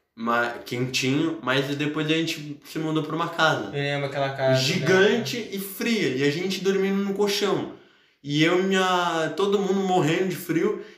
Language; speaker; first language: Portuguese; native; Portuguese